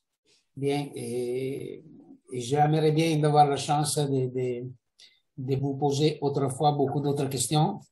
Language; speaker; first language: French; non-native, fluent; Italian